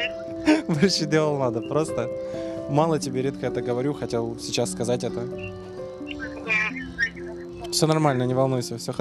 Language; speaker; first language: Russian; non-native, local second language; Crimean Tatar